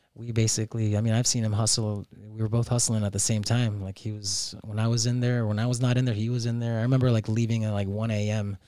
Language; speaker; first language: English; native; English